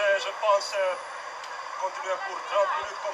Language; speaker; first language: French; non-native, learner; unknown